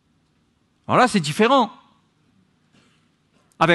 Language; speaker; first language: French; native; French